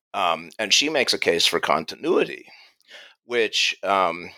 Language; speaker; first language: English; native; English